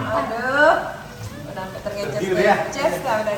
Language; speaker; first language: Indonesian; native; Indonesian